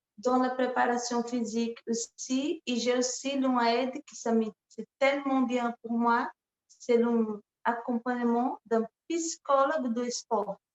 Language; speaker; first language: French; non-native, learner; Portuguese